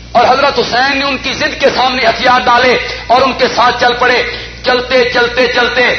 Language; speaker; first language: Urdu; non-native, local second language; Punjabi